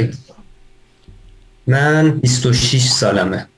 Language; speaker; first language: Persian; native; Persian